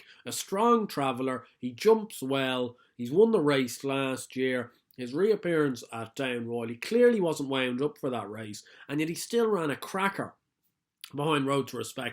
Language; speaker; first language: English; native; English